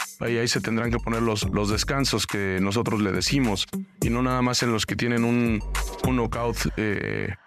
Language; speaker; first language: Spanish; native; Spanish